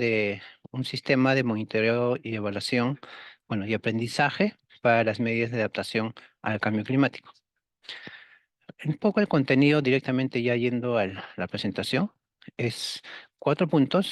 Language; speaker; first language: Spanish; native; Spanish